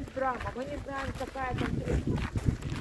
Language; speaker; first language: Russian; native; Russian